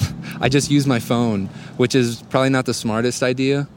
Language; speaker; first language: English; native; English